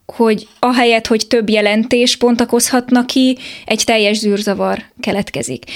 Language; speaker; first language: Hungarian; native; Hungarian